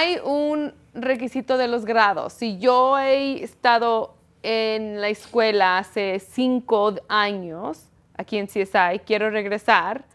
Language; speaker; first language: Spanish; early bilingual, heritage; Spanish